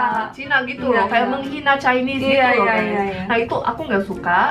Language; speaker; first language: Indonesian; early bilingual, heritage; Korean